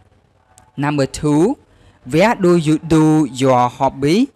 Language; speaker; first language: English; non-native, learner; Khmer